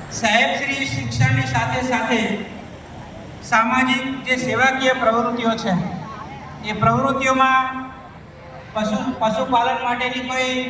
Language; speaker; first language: Gujarati; native; Gujarati